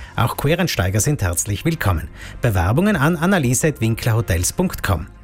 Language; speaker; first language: German; native; German